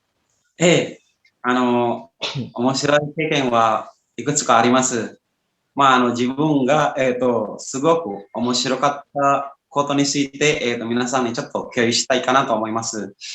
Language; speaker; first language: Japanese; non-native, fluent; Indonesian